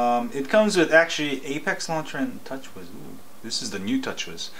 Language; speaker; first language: English; native; English